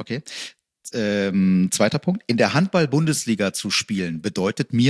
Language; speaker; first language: German; native; German